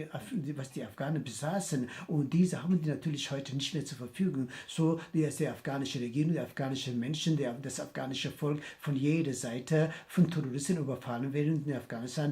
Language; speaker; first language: German; non-native, fluent; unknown